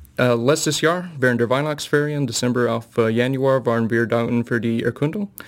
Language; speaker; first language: German; non-native, fluent; English